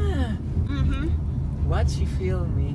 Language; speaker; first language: English; non-native, learner; Polish